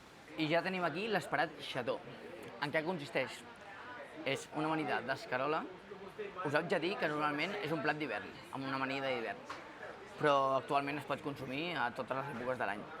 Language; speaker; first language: Catalan; native; Catalan